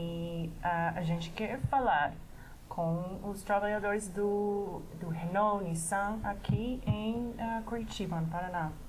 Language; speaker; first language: Portuguese; non-native, fluent; English